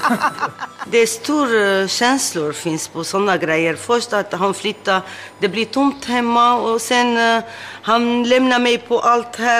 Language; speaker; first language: Swedish; non-native, learner; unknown